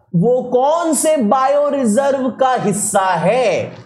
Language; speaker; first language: Hindi; native; Hindi